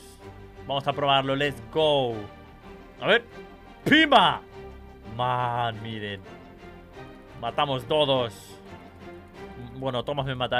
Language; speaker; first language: Spanish; native; Spanish